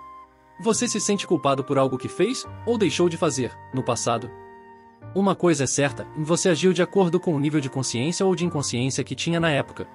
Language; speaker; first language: Portuguese; native; Portuguese